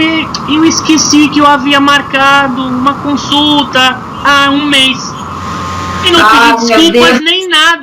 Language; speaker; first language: Portuguese; non-native, fluent; Arabic